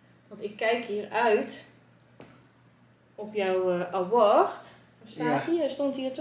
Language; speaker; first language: Dutch; native; Dutch